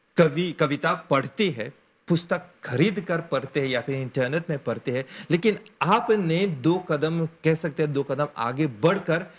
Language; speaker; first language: Hindi; non-native, local second language; Morisyen